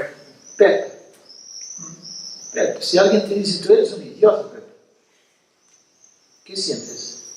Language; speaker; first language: Spanish; non-native, fluent; Portuguese